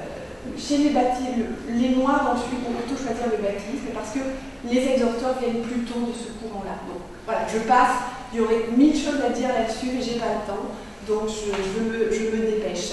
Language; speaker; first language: French; native; French